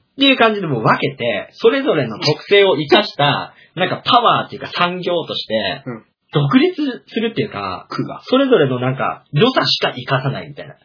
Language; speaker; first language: Japanese; native; Japanese